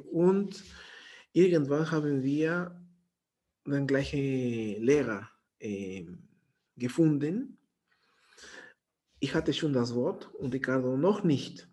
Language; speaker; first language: German; non-native, fluent; Spanish